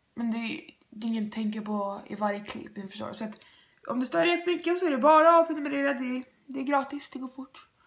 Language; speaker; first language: Swedish; native; Swedish